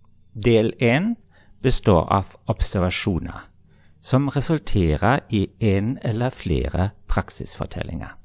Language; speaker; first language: Norwegian; non-native, fluent; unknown